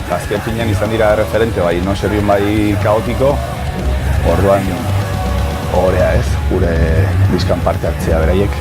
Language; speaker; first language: Basque; non-native, local second language; Spanish